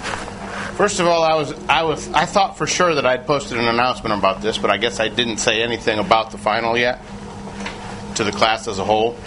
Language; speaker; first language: English; native; English